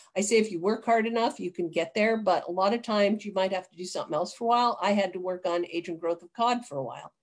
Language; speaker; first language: English; native; English